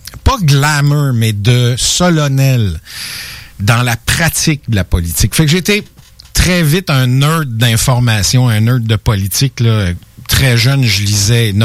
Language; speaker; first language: French; native; French